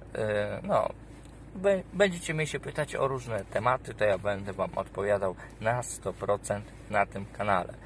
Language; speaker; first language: Polish; native; Polish